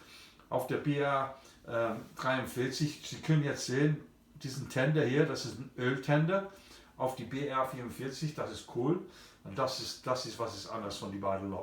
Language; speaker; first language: German; non-native, fluent; English